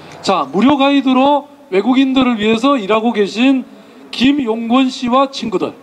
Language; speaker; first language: Korean; native; Korean